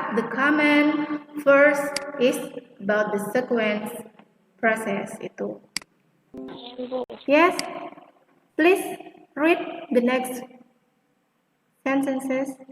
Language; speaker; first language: English; non-native, fluent; Indonesian